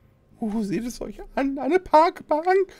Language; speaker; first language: German; native; German